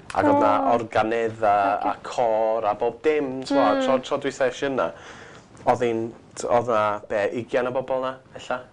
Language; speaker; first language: Welsh; non-native, local second language; English